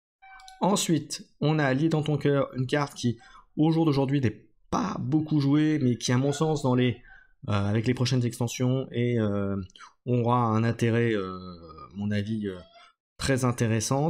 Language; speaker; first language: French; native; French